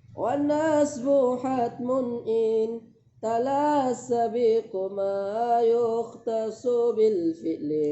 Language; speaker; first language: Arabic; non-native, fluent; Indonesian